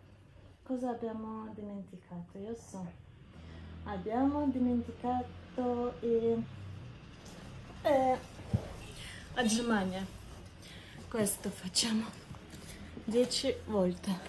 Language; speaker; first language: Italian; non-native, learner; Russian